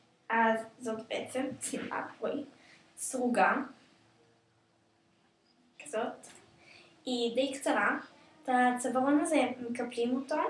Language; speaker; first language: Hebrew; native; Hebrew